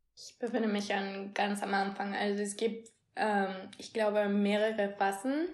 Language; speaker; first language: German; non-native, fluent; Spanish